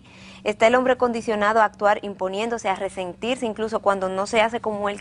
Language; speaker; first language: Spanish; native; Spanish